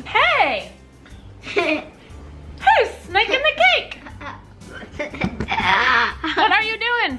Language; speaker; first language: English; native; English